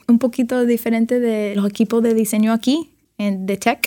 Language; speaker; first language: Spanish; early bilingual, other home language; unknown